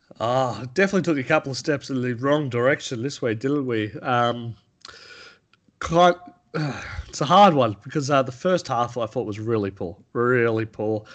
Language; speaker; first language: English; native; English